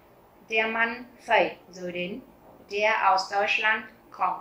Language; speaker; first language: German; non-native, fluent; Vietnamese